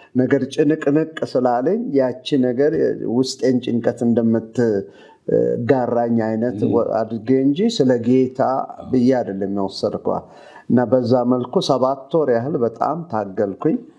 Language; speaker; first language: Amharic; native; Amharic